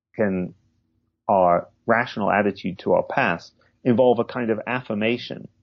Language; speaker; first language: English; native; English